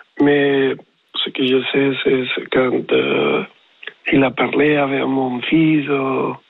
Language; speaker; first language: French; non-native, learner; Spanish